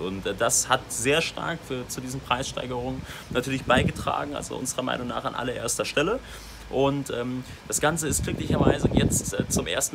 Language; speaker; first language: German; native; German